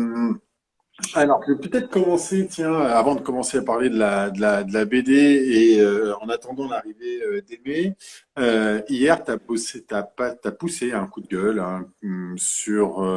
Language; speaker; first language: French; native; French